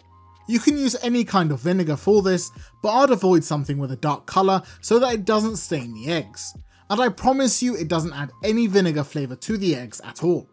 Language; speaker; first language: English; native; English